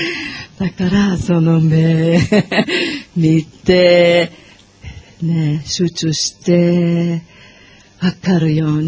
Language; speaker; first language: Japanese; non-native, learner; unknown